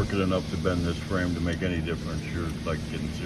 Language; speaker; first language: English; native; English